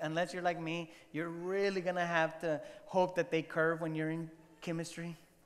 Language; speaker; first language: English; non-native, fluent; Spanish